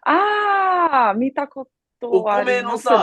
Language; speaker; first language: Japanese; non-native, fluent; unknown